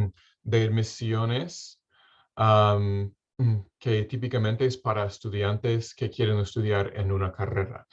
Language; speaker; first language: Spanish; non-native, fluent; English